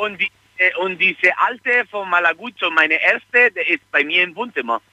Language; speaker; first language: German; non-native, fluent; Italian